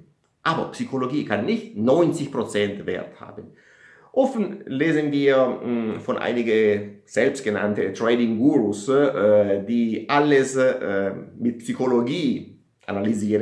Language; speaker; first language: German; non-native, fluent; Italian